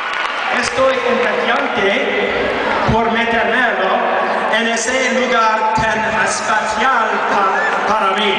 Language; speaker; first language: Spanish; non-native, learner; English